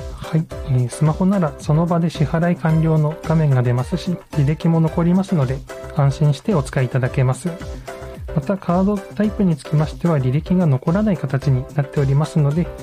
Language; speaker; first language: Japanese; native; Japanese